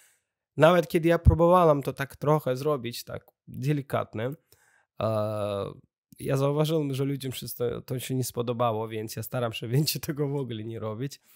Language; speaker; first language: Polish; non-native, learner; Russian